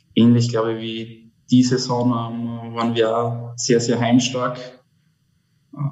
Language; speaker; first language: German; native; German